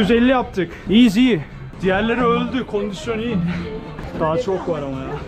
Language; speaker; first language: Turkish; native; Turkish